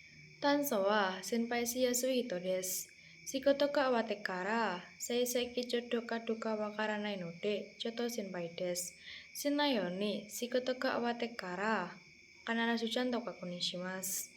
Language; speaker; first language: Japanese; non-native, learner; Indonesian